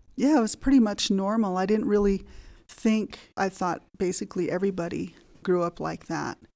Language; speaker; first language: English; native; English